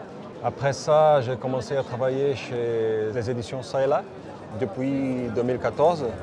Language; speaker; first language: French; non-native, fluent; Portuguese